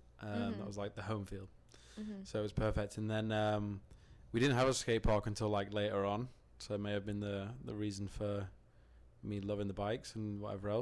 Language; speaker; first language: English; native; English